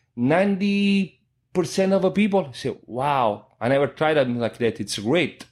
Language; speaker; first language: English; non-native, fluent; Italian